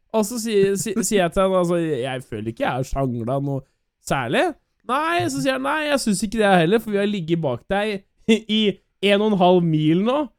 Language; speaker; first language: Norwegian; native; Norwegian